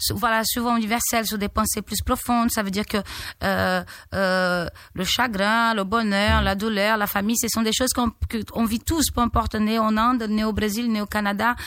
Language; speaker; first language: French; non-native, fluent; Portuguese